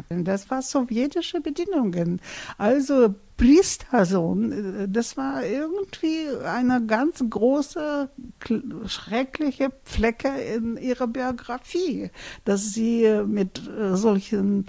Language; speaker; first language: German; non-native, fluent; Russian